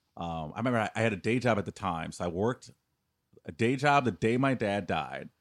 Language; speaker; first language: English; native; English